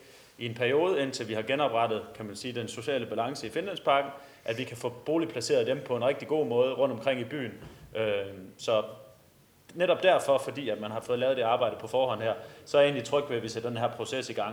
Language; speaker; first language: Danish; native; Danish